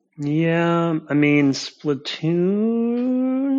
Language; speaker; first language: English; native; English